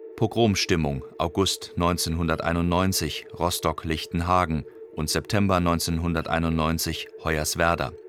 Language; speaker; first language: German; native; German